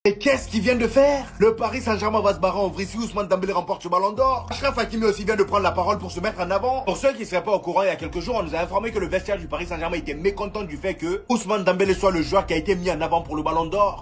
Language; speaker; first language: French; native; French